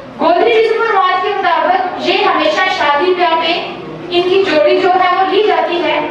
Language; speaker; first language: Urdu; non-native, local second language; Gujari